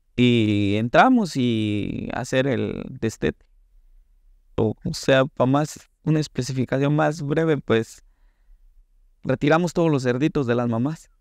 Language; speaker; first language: Spanish; native; Spanish